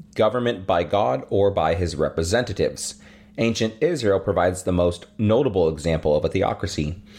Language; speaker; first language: English; native; English